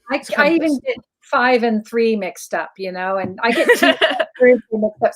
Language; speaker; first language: English; native; English